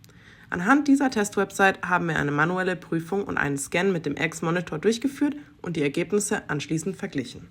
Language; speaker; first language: German; native; German